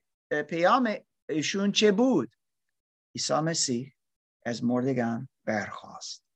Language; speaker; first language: Persian; non-native, learner; English